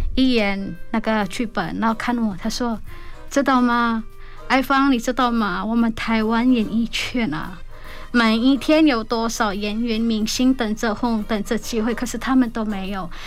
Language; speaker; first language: Chinese; non-native, fluent; Hakka Chinese